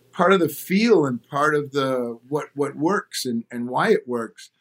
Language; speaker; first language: English; native; English